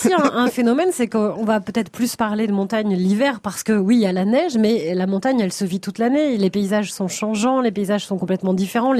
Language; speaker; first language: French; native; French